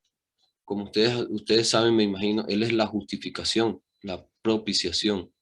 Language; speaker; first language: Spanish; native; Spanish